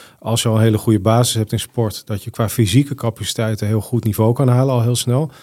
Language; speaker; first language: Dutch; native; Dutch